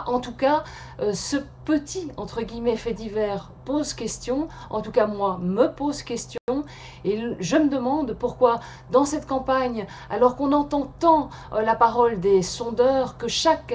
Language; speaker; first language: French; native; French